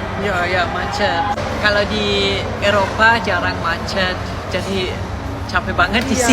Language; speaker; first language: Indonesian; non-native, fluent; Danish